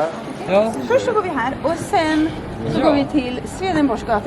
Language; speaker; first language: Swedish; native; Swedish